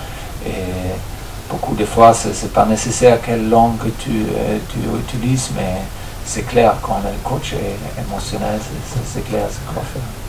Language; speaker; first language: French; non-native, fluent; German